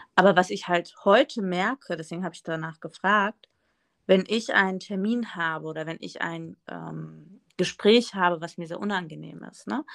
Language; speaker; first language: German; early bilingual, other home language; Spanish